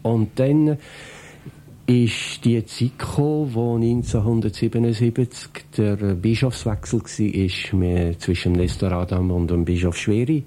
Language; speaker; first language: German; native; German